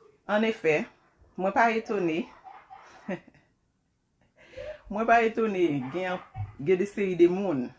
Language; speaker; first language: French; non-native, local second language; Haitian Creole